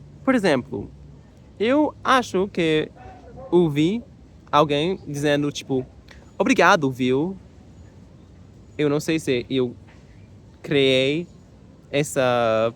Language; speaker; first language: Portuguese; non-native, learner; English